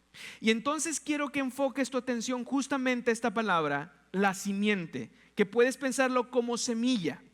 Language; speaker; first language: Spanish; native; Spanish